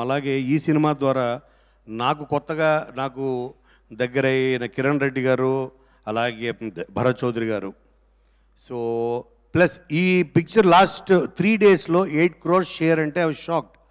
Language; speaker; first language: Telugu; native; Telugu